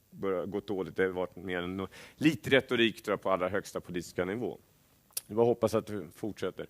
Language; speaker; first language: Swedish; native; Swedish